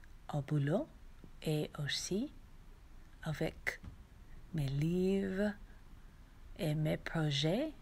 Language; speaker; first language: French; non-native, learner; English